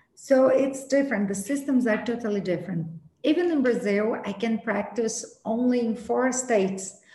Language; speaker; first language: English; non-native, fluent; Portuguese